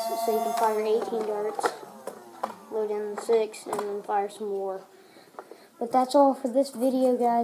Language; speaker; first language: English; native; English